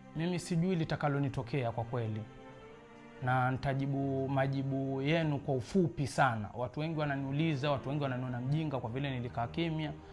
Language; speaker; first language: Swahili; native; Swahili